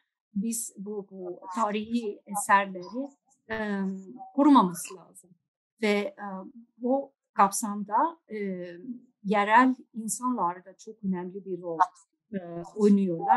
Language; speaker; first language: Turkish; non-native, fluent; Dutch